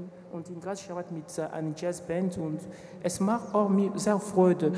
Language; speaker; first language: German; non-native, learner; French